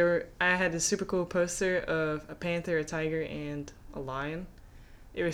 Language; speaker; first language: English; non-native, fluent; Dutch